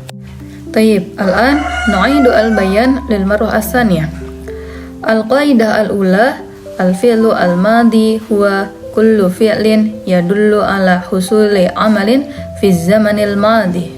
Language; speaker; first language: Arabic; non-native, fluent; Indonesian